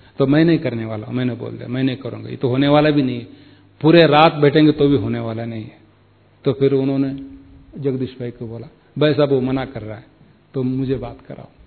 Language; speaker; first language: Hindi; non-native, local second language; Kannada